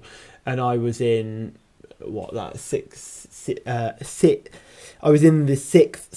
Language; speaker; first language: English; native; English